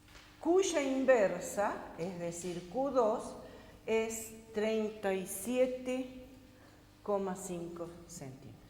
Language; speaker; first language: Spanish; native; Spanish